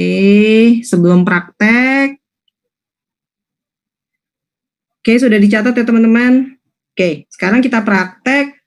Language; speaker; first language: Indonesian; native; Indonesian